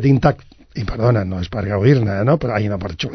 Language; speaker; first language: Catalan; non-native, local second language; Spanish